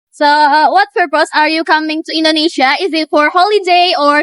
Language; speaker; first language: English; non-native, learner; Indonesian